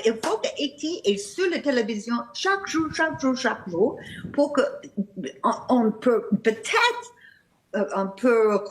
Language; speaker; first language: French; non-native, fluent; English